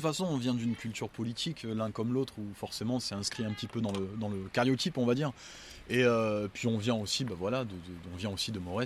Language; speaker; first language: French; native; French